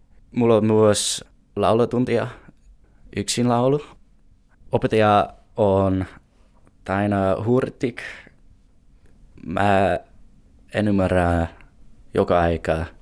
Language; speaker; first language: Finnish; non-native, learner; English